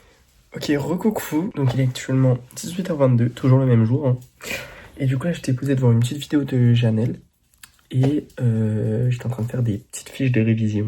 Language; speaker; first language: French; native; French